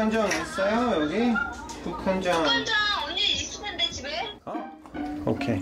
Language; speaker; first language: Korean; non-native, learner; English